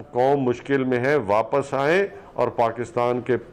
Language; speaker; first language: Urdu; non-native, local second language; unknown